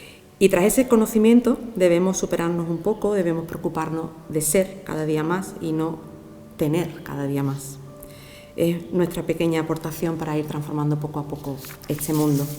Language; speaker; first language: Spanish; native; Spanish